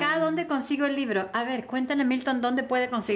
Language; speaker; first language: Spanish; native; Spanish